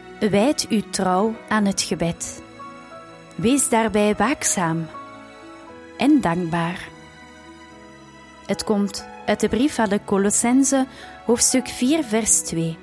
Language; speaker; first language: Dutch; native; Dutch